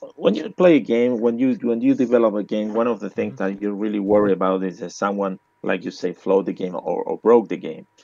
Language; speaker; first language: English; non-native, learner; Spanish